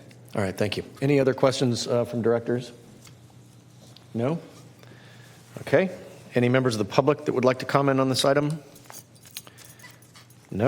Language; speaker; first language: English; native; English